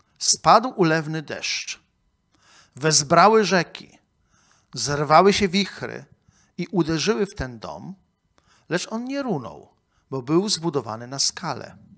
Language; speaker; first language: Polish; native; Polish